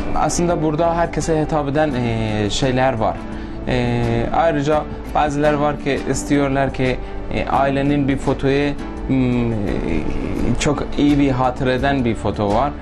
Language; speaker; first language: Turkish; non-native, local second language; Persian